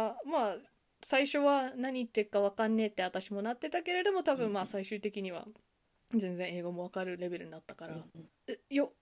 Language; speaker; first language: Japanese; early bilingual, heritage; Japanese